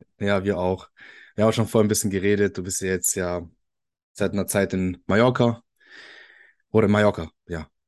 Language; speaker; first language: German; early bilingual, other home language; Italian